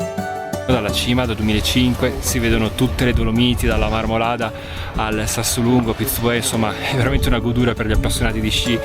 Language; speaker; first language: Italian; native; Italian